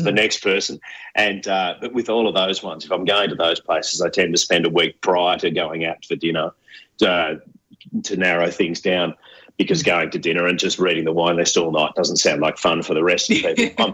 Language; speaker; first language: English; native; English